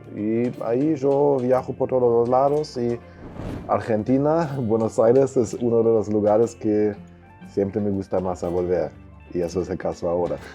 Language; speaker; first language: Spanish; non-native, fluent; German